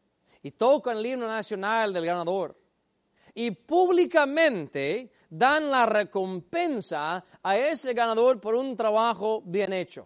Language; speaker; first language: Spanish; native; Spanish